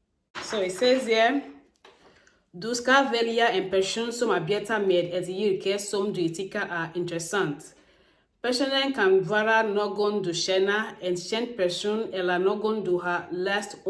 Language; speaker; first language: Swedish; non-native, learner; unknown